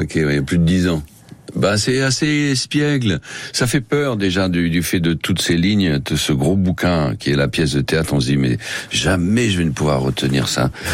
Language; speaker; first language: French; non-native, local second language; Spanish